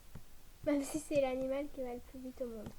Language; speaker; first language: French; native; French